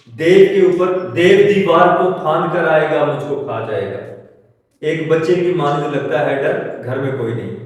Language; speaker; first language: Urdu; native; Urdu